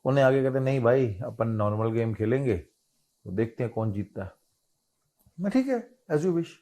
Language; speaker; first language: Hindi; non-native, local second language; Punjabi